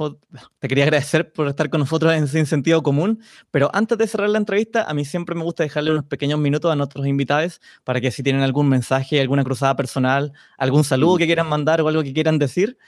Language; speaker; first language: Spanish; native; Spanish